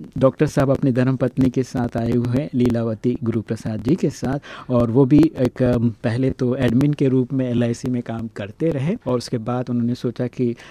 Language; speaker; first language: Hindi; native; Hindi